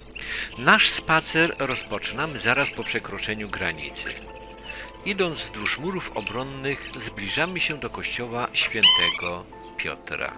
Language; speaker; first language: Polish; native; Polish